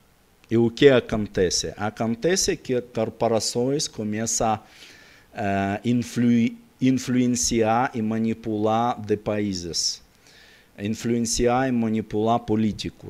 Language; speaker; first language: Portuguese; non-native, learner; Russian